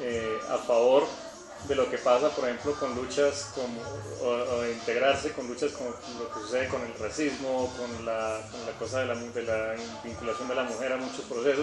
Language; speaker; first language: Spanish; native; Spanish